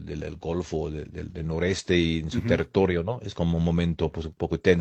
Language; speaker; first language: Spanish; non-native, fluent; English